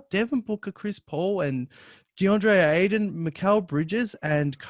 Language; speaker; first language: English; native; English